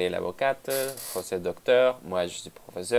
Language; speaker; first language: French; non-native, fluent; Spanish